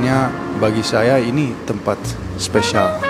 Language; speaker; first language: Indonesian; non-native, fluent; Dutch